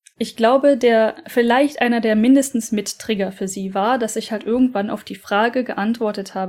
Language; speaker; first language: German; native; German